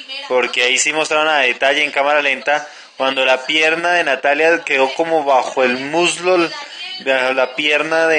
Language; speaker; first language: Spanish; native; Spanish